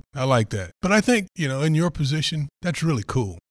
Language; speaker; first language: English; native; English